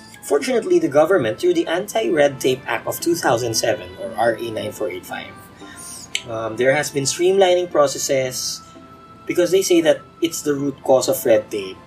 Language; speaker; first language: English; non-native, local second language; Filipino